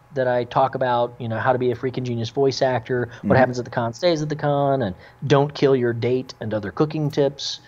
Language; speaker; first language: English; native; English